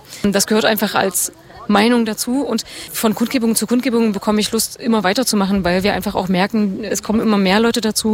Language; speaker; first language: German; native; German